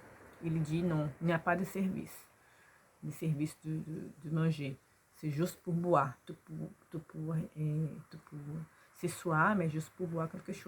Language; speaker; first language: French; non-native, learner; Portuguese